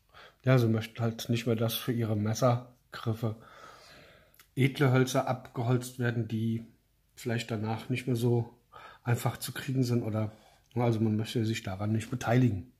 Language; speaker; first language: German; native; German